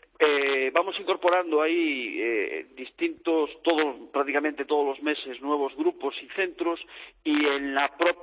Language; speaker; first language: Spanish; native; Spanish